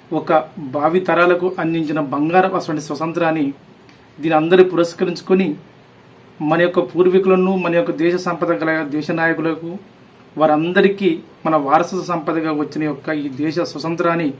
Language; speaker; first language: Telugu; native; Telugu